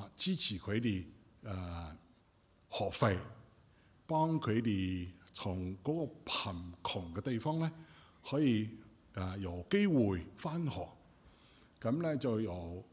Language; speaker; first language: Cantonese; non-native, fluent; Chinese